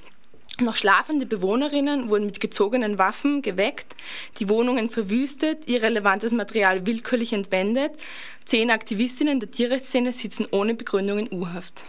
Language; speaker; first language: German; native; German